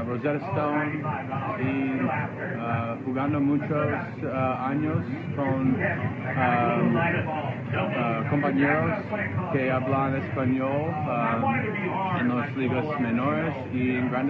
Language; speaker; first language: Spanish; non-native, learner; English